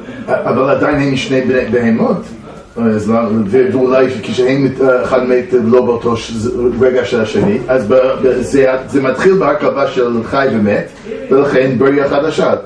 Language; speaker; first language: Hebrew; non-native, fluent; English